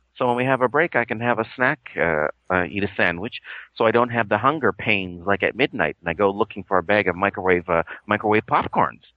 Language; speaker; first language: English; native; English